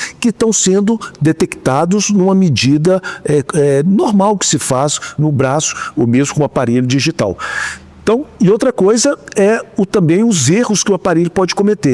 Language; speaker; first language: Portuguese; native; Portuguese